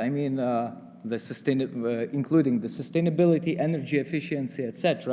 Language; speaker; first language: English; non-native, fluent; Lithuanian